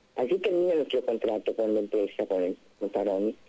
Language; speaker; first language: Spanish; native; Spanish